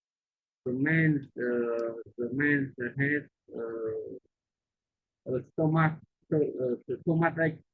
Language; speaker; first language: English; non-native, learner; Vietnamese